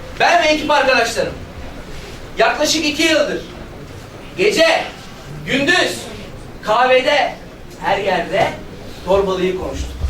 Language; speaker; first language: Turkish; native; Turkish